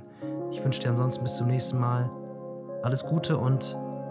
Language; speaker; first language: German; native; German